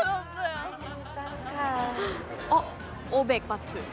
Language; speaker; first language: Korean; non-native, fluent; Thai